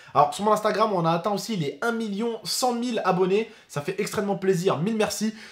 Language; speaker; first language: French; native; French